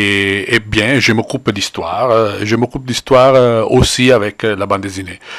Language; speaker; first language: French; non-native, fluent; Italian